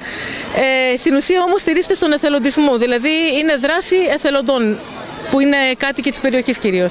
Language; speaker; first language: Greek; native; Greek